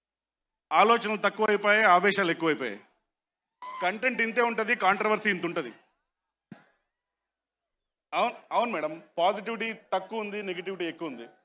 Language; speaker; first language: Telugu; native; Telugu